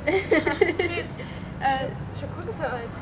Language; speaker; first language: French; non-native, learner; Spanish